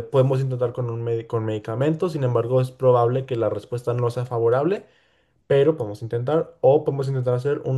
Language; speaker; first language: Spanish; native; Spanish